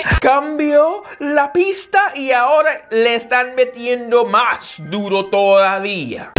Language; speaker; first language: Spanish; non-native, fluent; English